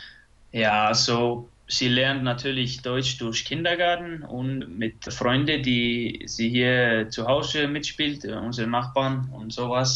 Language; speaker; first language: German; non-native, fluent; Icelandic